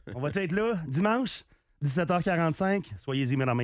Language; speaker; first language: French; native; French